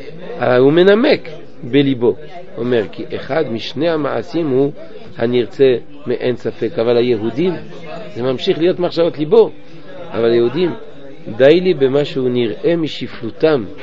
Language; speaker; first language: Hebrew; non-native, fluent; French